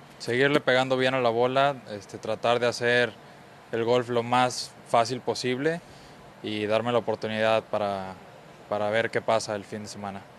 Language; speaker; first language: Spanish; native; Spanish